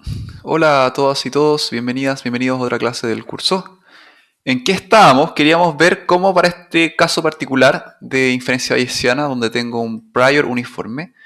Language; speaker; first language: Spanish; native; Spanish